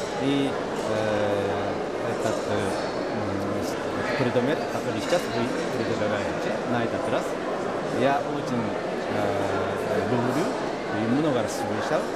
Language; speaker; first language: Russian; non-native, fluent; Japanese